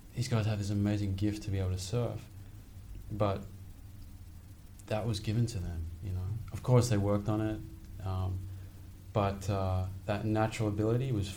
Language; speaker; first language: English; native; English